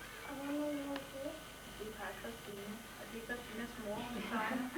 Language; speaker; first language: Danish; native; Danish